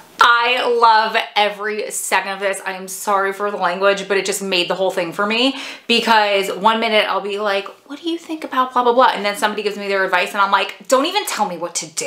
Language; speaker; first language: English; native; English